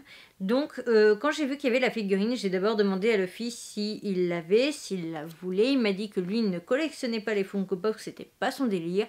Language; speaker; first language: French; native; French